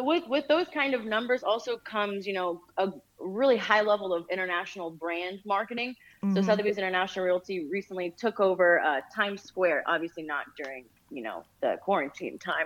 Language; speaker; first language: English; native; English